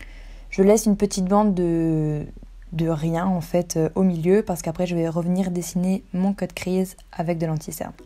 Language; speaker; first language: French; native; French